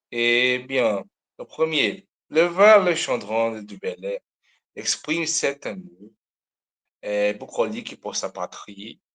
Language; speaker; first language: French; non-native, learner; Portuguese